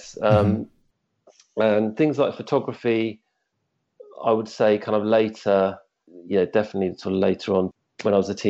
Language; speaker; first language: English; native; English